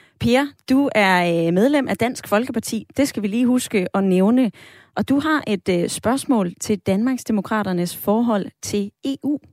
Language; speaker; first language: Danish; native; Danish